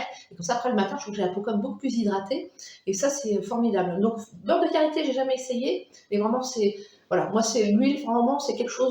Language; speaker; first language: French; native; French